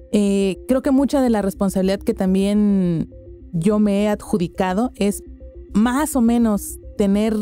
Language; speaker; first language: Spanish; native; Spanish